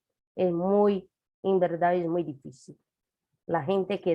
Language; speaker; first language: Spanish; non-native, fluent; Portuguese